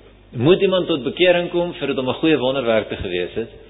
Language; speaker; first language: Afrikaans; native; Afrikaans